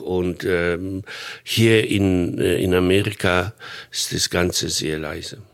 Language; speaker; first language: German; non-native, fluent; Polish